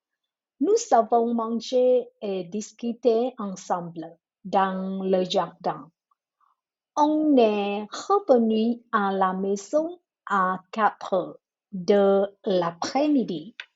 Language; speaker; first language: French; non-native, learner; Vietnamese